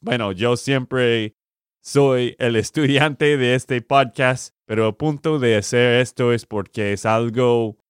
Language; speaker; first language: Spanish; non-native, learner; English